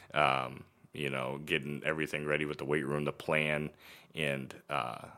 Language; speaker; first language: English; native; English